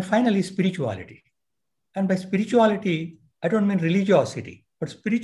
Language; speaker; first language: English; non-native, local second language; Marathi